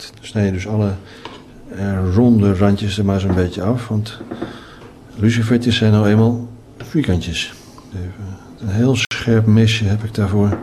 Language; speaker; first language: Dutch; native; Dutch